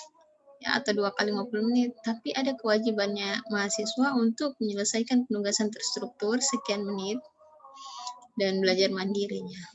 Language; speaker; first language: Indonesian; native; Indonesian